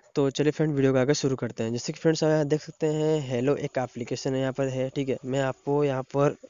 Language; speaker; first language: Hindi; non-native, local second language; Odia